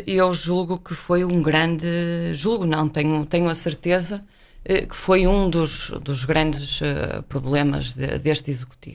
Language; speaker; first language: Portuguese; native; Portuguese